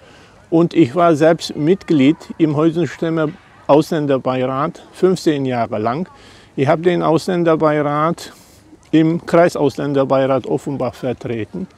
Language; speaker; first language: German; non-native, fluent; Turkish